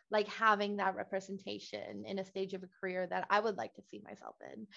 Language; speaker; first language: English; non-native, fluent; Spanish